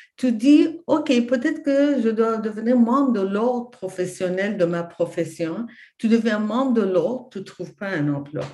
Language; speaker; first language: French; non-native, fluent; Persian